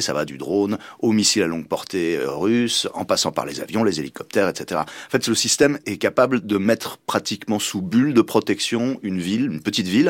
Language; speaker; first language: French; native; French